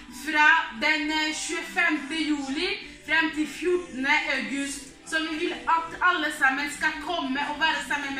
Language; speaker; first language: Swedish; non-native, learner; Swahili